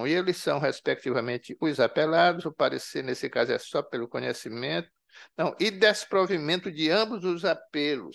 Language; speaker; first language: Portuguese; native; Portuguese